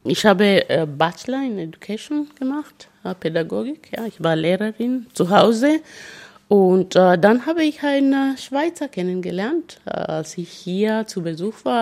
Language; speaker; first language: German; non-native, fluent; Luyia